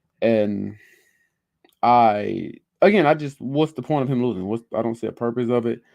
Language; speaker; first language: English; native; English